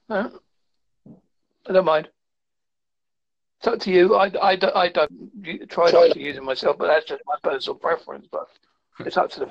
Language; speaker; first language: English; native; English